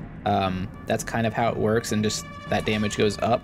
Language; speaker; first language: English; native; English